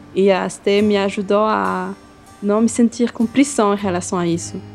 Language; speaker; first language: Portuguese; non-native, fluent; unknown